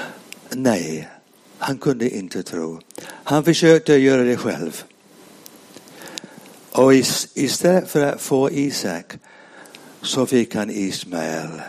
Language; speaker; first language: Swedish; non-native, fluent; English